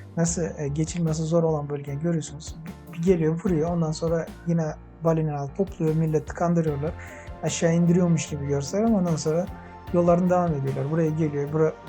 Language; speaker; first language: Turkish; non-native, fluent; Uzbek